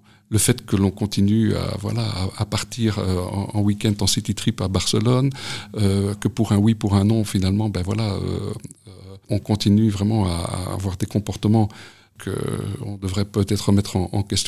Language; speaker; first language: French; native; French